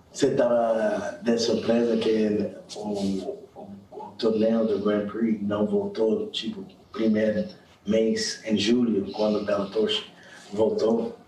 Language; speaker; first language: Portuguese; non-native, fluent; English